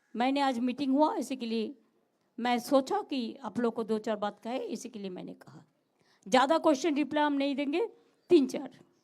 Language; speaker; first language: Hindi; non-native, local second language; Bangla